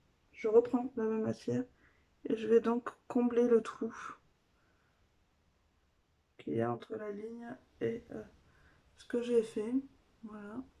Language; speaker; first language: French; native; French